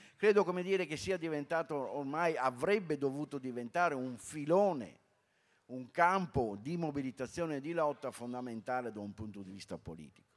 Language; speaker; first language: Italian; native; Italian